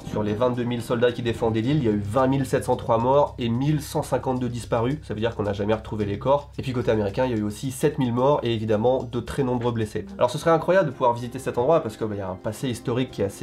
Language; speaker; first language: French; native; French